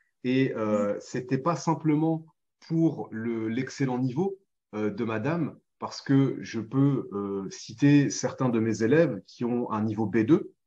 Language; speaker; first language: French; native; French